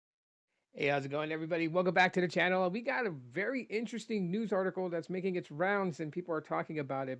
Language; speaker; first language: English; native; English